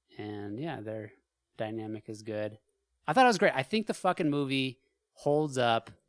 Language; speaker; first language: English; native; English